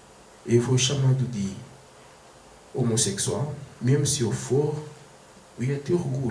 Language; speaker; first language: Portuguese; non-native, fluent; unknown